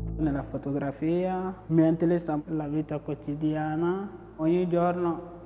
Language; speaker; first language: Italian; non-native, fluent; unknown